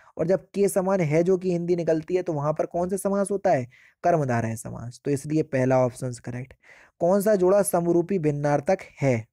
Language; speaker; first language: Hindi; native; Hindi